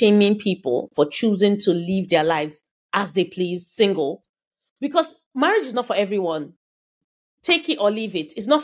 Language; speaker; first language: English; non-native, local second language; Yoruba